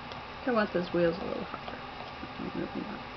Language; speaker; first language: English; native; English